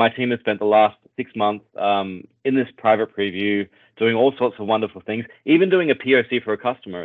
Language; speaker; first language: English; native; English